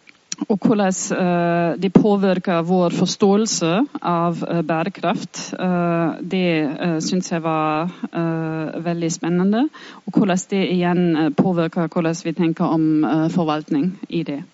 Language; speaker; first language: Norwegian; non-native, fluent; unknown